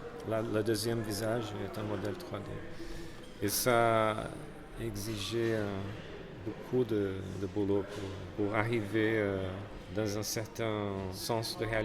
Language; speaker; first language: French; non-native, fluent; Portuguese